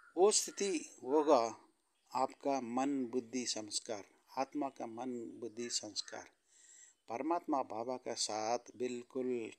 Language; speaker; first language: Hindi; non-native, local second language; Tamil